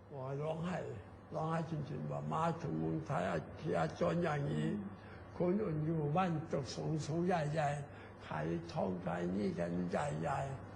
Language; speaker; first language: Thai; non-native, learner; Chinese